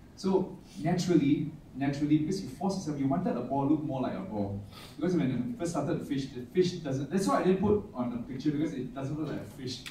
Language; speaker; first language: English; non-native, local second language; Chinese